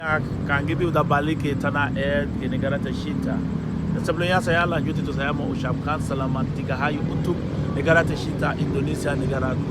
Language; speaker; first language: Indonesian; non-native, fluent; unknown